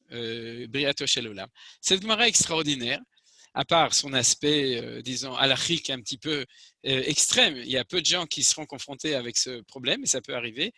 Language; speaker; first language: French; native; French